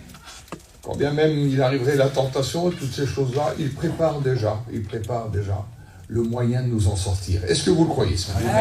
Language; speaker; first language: French; native; French